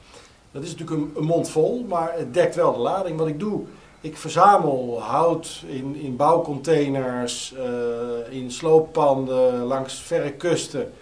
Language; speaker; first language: Dutch; native; Dutch